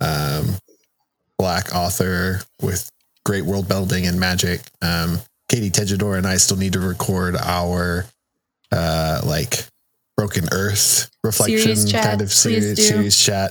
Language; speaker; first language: English; early bilingual, other home language; Spanish